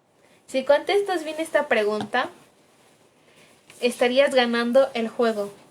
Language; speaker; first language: Spanish; native; Spanish